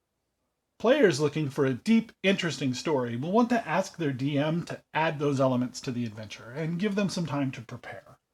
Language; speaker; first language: English; native; English